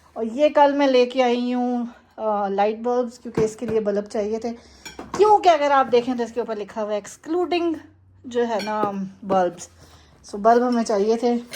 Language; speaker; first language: Urdu; native; Urdu